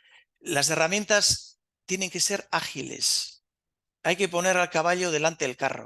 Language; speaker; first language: Spanish; native; Spanish